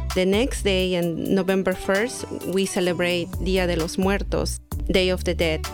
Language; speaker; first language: English; non-native, fluent; Spanish